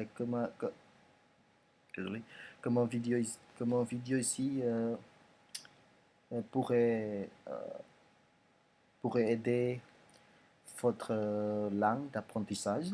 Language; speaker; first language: French; non-native, learner; Indonesian